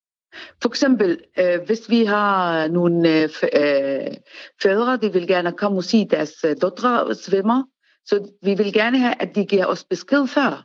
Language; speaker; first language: Danish; non-native, learner; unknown